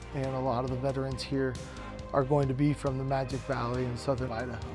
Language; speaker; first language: English; native; English